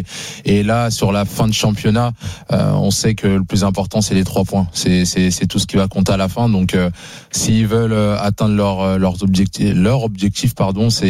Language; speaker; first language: French; native; French